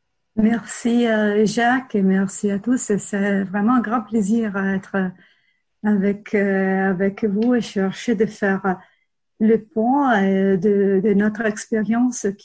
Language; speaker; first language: French; non-native, fluent; Italian